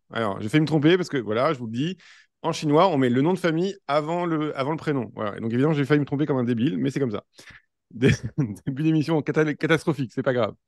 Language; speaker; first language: French; native; French